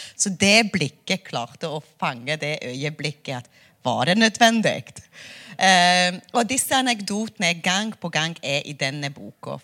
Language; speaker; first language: Norwegian; non-native, fluent; Hungarian